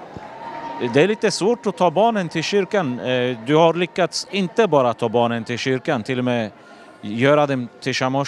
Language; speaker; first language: Swedish; non-native, local second language; Turoyo